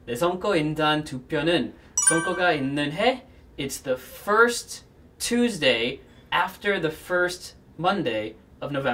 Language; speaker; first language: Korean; non-native, fluent; English